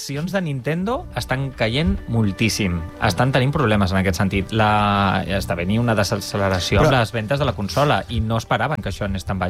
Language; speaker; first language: Catalan; native; Catalan